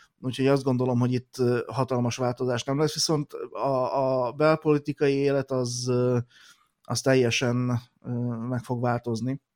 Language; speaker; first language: Hungarian; native; Hungarian